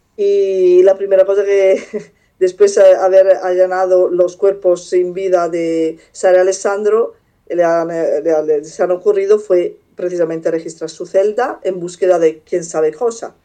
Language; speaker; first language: Spanish; non-native, fluent; Italian